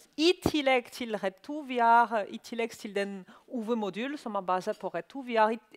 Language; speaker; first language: Norwegian; non-native, learner; French